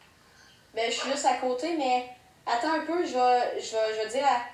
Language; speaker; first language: French; native; French